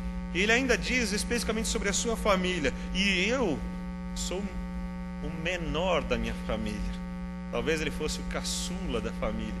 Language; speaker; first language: Portuguese; native; Portuguese